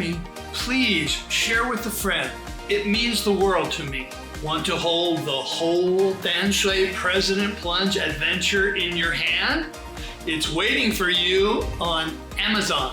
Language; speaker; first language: English; native; English